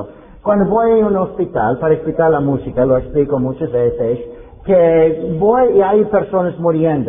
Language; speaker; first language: Spanish; non-native, fluent; English